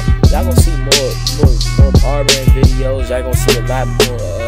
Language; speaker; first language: English; native; English